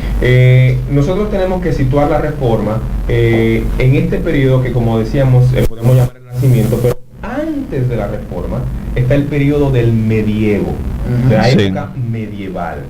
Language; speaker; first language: Spanish; native; Spanish